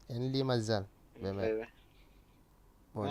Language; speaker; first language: Hebrew; non-native, learner; Arabic